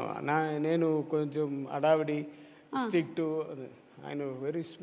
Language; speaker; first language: Telugu; non-native, learner; Tamil